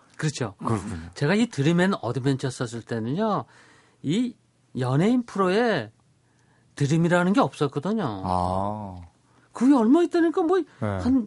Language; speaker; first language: Korean; native; Korean